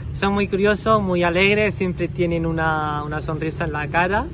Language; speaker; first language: Spanish; native; Spanish